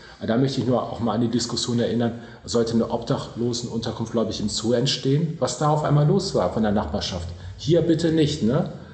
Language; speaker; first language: German; native; German